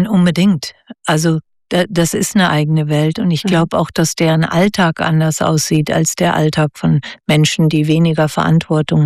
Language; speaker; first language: German; native; German